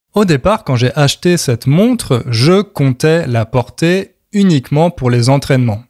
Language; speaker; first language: French; native; French